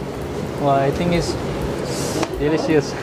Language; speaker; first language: English; non-native, learner; Indonesian